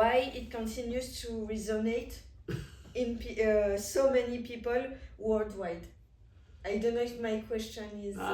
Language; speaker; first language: English; non-native, fluent; French